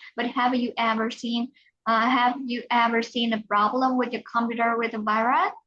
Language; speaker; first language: English; non-native, fluent; Vietnamese